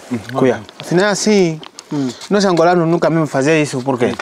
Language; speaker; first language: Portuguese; non-native, learner; Vietnamese